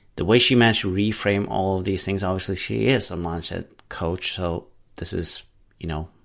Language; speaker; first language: English; non-native, fluent; Norwegian